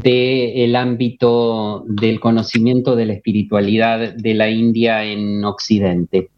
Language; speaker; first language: Spanish; native; Spanish